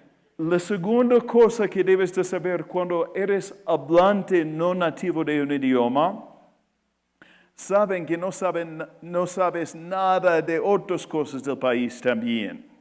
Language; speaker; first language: Spanish; non-native, fluent; English